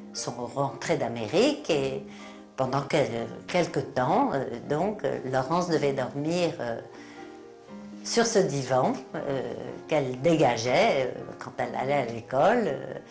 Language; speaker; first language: French; native; French